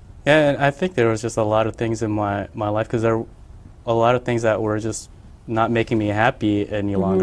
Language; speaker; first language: English; early bilingual, other home language; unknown